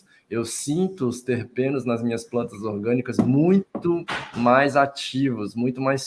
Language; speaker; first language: Portuguese; native; Portuguese